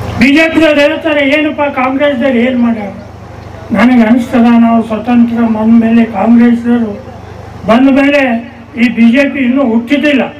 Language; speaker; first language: Kannada; native; Kannada